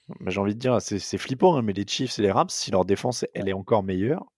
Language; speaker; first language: French; native; French